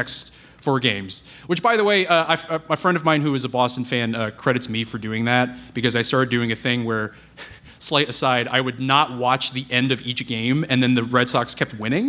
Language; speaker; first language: English; native; English